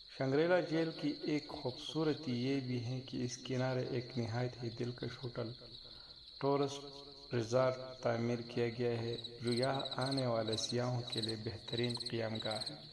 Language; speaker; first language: Urdu; non-native, local second language; Pashto